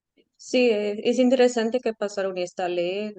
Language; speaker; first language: Spanish; early bilingual, heritage; Spanish